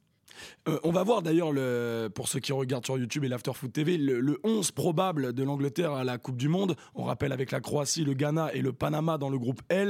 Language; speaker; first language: French; native; French